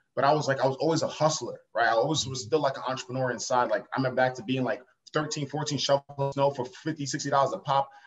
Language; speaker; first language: English; native; English